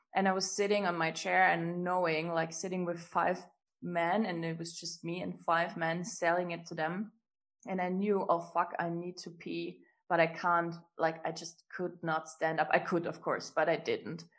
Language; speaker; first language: English; non-native, fluent; German